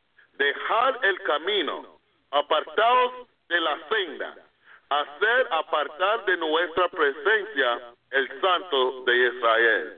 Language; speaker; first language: Spanish; non-native, fluent; English